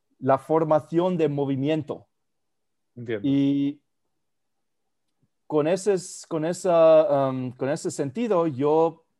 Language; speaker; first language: Spanish; non-native, fluent; German